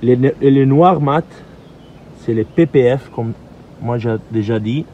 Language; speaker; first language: French; non-native, learner; Italian